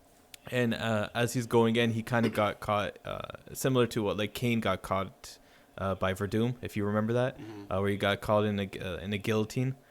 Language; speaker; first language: English; native; English